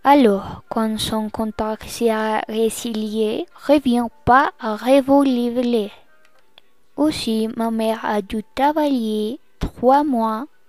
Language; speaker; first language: French; non-native, learner; Spanish